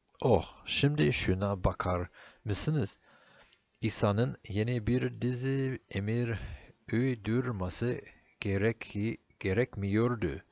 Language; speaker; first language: Turkish; non-native, fluent; English